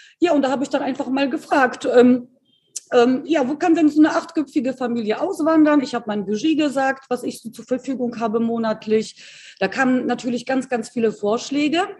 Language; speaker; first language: German; early bilingual, other home language; Polish